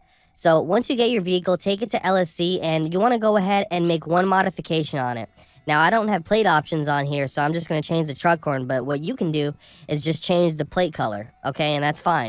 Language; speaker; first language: English; native; English